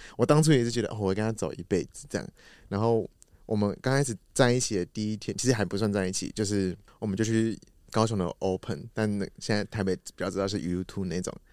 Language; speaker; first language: Chinese; native; Chinese